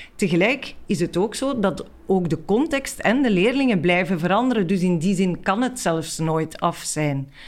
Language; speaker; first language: Dutch; native; Dutch